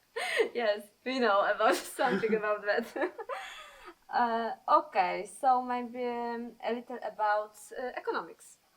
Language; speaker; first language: English; non-native, learner; Polish